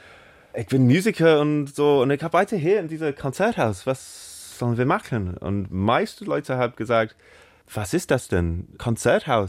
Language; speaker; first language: German; non-native, learner; English